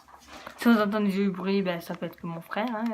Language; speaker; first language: French; native; French